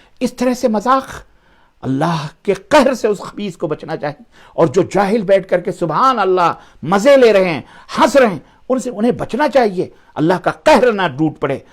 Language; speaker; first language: Urdu; native; Urdu